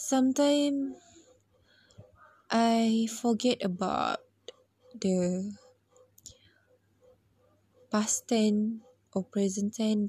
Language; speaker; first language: English; non-native, learner; Malay